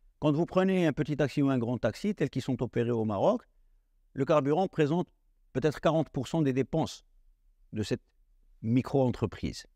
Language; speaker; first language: French; non-native, local second language; Arabic